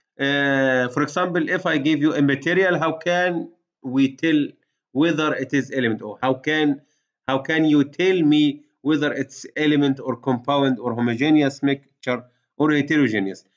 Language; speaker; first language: English; non-native, fluent; Arabic